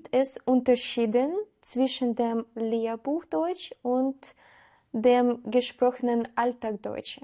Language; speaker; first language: German; non-native, learner; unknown